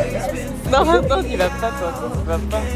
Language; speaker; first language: French; native; French